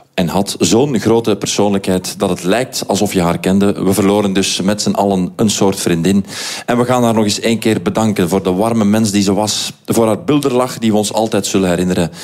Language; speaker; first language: Dutch; native; Dutch